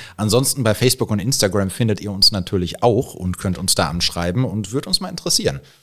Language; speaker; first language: German; native; German